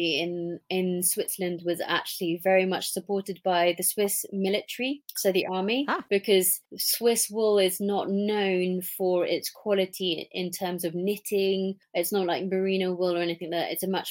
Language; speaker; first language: English; native; English